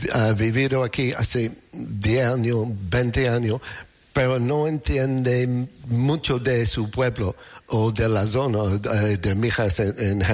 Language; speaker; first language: Spanish; non-native, learner; English